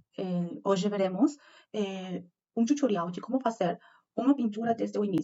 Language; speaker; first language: Portuguese; non-native, learner; Spanish